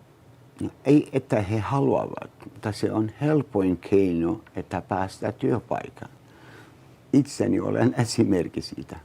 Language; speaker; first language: Finnish; non-native, learner; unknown